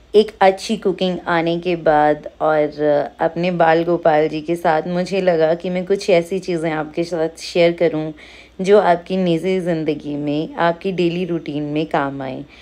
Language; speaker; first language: Hindi; native; Hindi